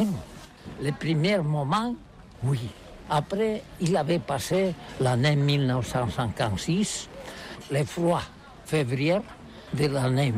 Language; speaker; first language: French; non-native, learner; Catalan